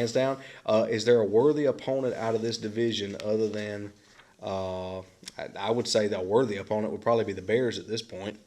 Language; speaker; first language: English; native; English